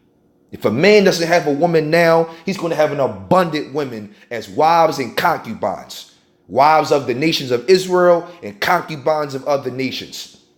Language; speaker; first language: English; native; English